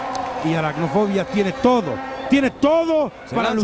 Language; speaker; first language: Spanish; native; Spanish